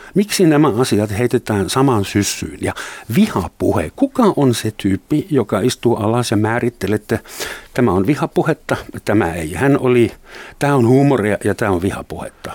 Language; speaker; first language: Finnish; non-native, fluent; German